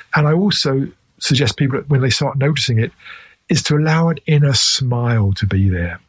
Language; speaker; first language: English; native; English